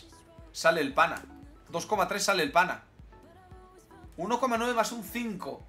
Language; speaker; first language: Spanish; native; Spanish